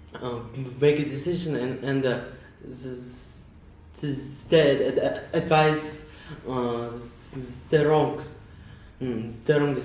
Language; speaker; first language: English; non-native, learner; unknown